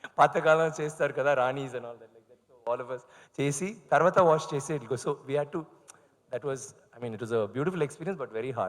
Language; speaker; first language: Telugu; non-native, learner; Tamil